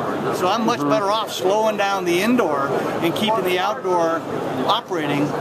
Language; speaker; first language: English; native; English